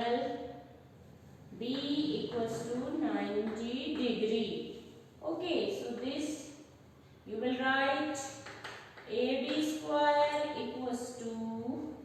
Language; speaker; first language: English; non-native, local second language; Hindi